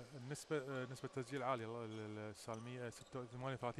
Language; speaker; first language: Arabic; native; Arabic